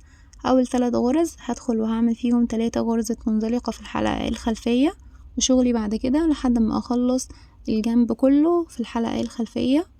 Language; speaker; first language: Arabic; native; Arabic